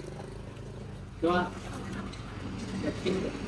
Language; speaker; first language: Chinese; native; Chinese